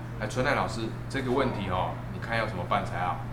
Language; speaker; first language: Chinese; native; Chinese